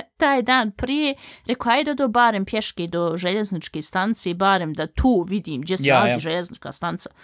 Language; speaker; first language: Bosnian; early bilingual, heritage; Bosnian